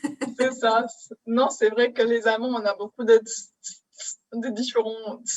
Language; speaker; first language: French; non-native, fluent; German